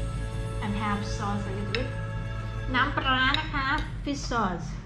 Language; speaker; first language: English; non-native, learner; Thai